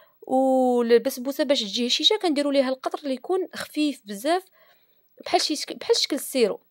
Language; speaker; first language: Arabic; native; Arabic